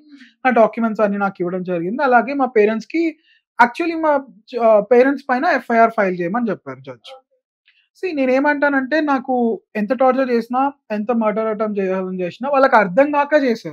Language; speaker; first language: Telugu; native; Telugu